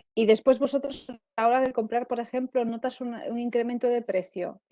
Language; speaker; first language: Spanish; native; Spanish